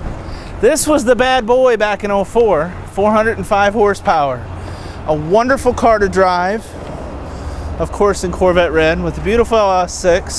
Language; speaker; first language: English; native; English